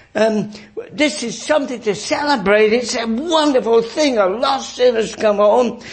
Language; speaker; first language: English; native; English